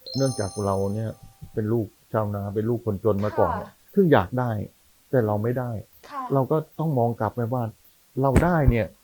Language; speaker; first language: Thai; native; Thai